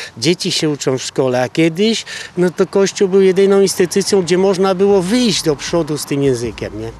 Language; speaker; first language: Polish; native; Polish